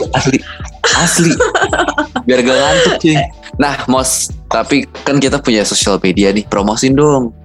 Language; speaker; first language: Indonesian; native; Indonesian